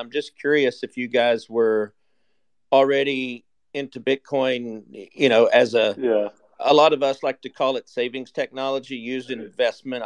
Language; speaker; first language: English; native; English